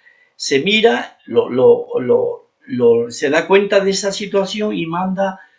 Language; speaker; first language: Spanish; native; Spanish